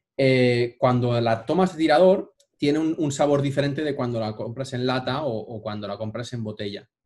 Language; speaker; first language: Spanish; native; Spanish